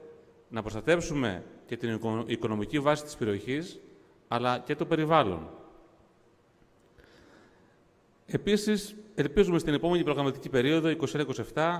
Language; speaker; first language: Greek; native; Greek